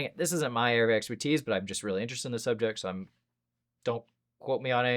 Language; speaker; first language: English; native; English